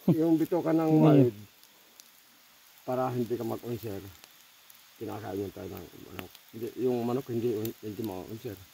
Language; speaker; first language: Filipino; non-native, local second language; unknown